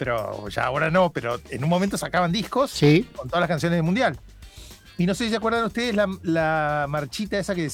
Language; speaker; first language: Spanish; native; Spanish